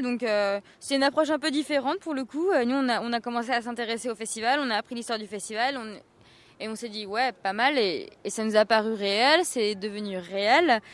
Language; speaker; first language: French; native; French